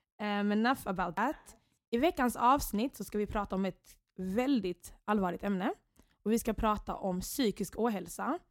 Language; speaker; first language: Swedish; early bilingual, other home language; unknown